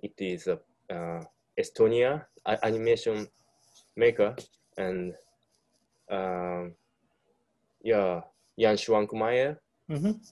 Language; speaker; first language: English; non-native, learner; Japanese